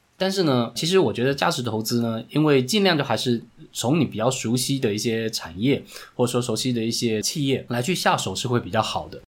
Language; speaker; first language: Chinese; native; Chinese